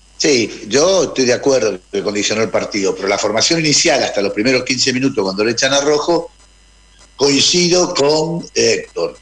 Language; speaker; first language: Spanish; native; Spanish